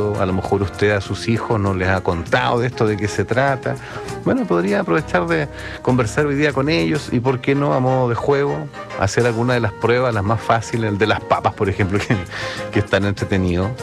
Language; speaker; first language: Spanish; native; Spanish